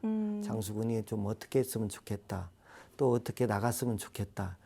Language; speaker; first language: Korean; native; Korean